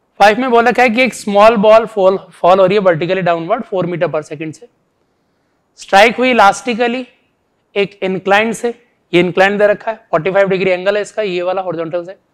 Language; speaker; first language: Hindi; native; Hindi